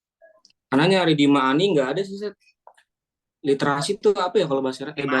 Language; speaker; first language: Indonesian; native; Indonesian